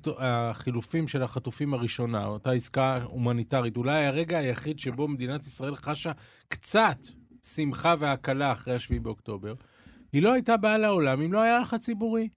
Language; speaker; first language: Hebrew; native; Hebrew